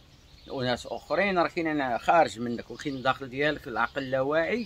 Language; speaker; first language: Arabic; native; Arabic